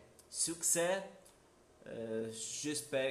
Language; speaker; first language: French; non-native, learner; Portuguese